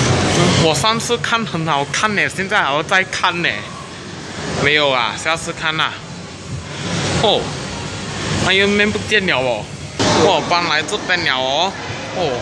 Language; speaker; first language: Chinese; native; Chinese